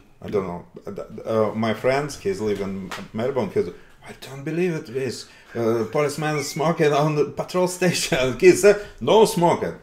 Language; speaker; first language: English; non-native, learner; Russian